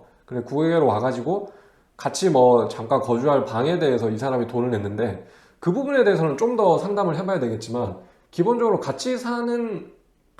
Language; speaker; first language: Korean; native; Korean